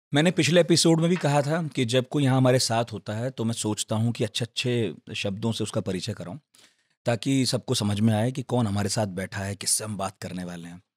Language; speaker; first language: Hindi; native; Hindi